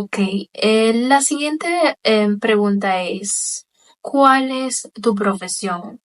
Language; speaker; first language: Spanish; non-native, local second language; Haitian Creole